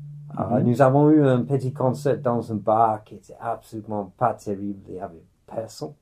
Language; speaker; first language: French; non-native, fluent; English